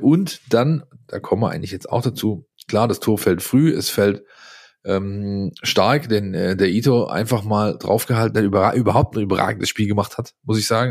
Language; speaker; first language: German; native; German